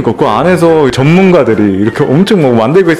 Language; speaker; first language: Korean; native; Korean